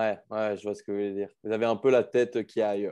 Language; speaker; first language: French; native; French